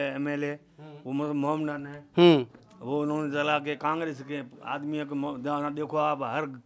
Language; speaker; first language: Hindi; native; Hindi